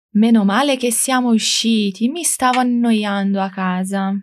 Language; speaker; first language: Italian; non-native, fluent; Portuguese